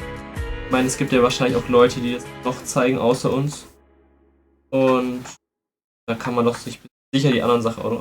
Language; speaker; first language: German; native; German